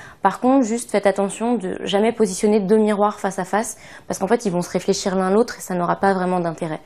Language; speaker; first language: French; native; French